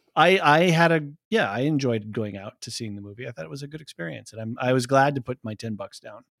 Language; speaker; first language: English; native; English